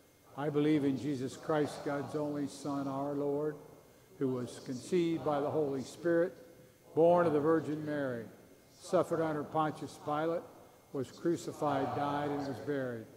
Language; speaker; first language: English; native; English